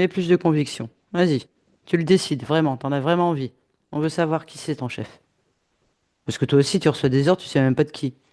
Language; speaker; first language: French; native; French